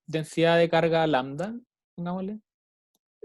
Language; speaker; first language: Spanish; native; Spanish